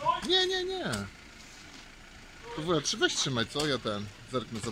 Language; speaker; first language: Polish; native; Polish